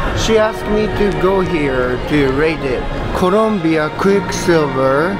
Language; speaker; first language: English; non-native, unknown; Japanese